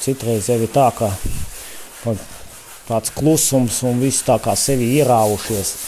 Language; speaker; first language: Latvian; native; Latvian